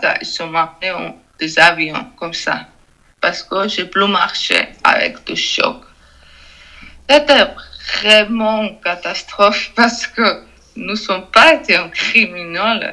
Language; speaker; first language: French; non-native, learner; Georgian